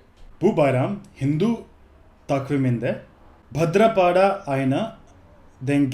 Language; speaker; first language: Turkish; non-native, fluent; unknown